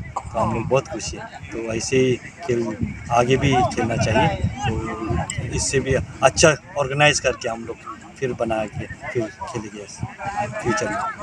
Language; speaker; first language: Hindi; non-native, fluent; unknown